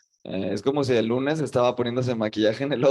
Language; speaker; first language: Spanish; native; Spanish